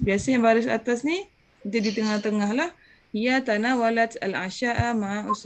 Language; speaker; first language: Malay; native; Malay